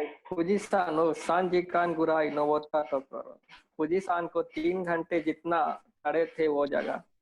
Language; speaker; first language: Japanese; non-native, learner; Hindi